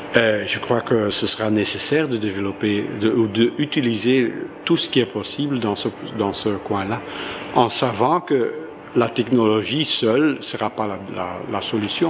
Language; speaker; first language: French; non-native, local second language; Dutch